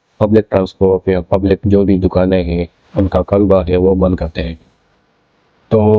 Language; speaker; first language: Urdu; non-native, local second language; Pashto